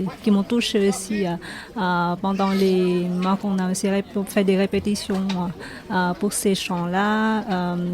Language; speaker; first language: French; non-native, fluent; Vietnamese